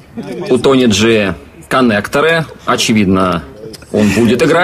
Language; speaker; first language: Russian; native; Russian